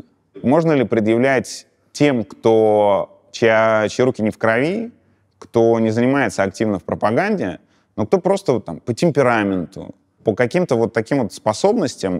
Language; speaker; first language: Russian; native; Russian